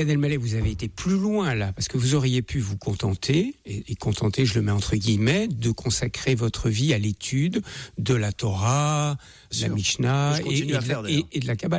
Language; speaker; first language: French; native; French